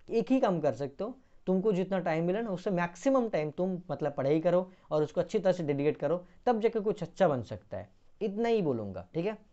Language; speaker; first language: Hindi; non-native, local second language; Bangla